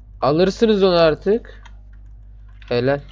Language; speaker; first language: Turkish; native; Turkish